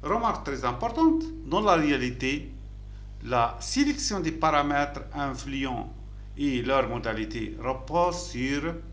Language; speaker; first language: French; non-native, local second language; Arabic